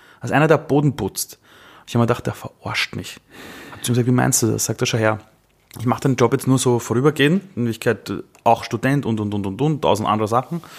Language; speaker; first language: German; early bilingual, other home language; Persian